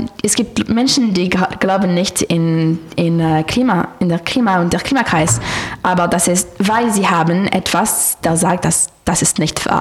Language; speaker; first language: German; non-native, learner; French